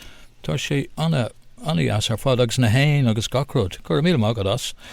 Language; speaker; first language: Irish; non-native, local second language; English